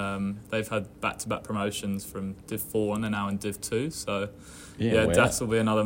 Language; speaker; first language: English; native; English